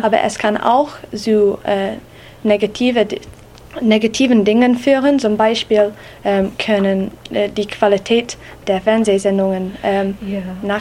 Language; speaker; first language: German; non-native, learner; English